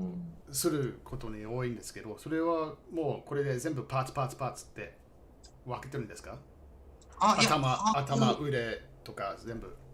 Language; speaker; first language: Japanese; non-native, fluent; English